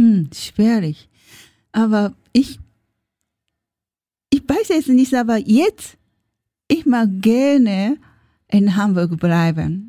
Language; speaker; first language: German; non-native, learner; Japanese